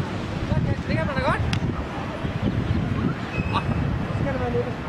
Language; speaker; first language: Danish; native; Danish